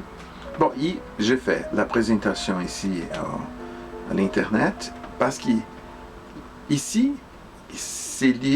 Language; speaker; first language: French; non-native, fluent; Portuguese